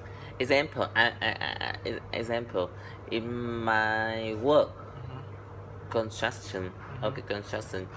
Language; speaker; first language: English; non-native, learner; Vietnamese